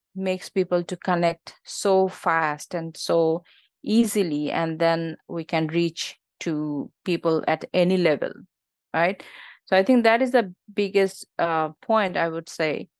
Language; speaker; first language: English; non-native, local second language; Bangla